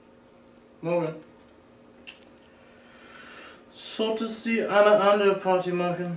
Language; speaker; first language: German; non-native, learner; English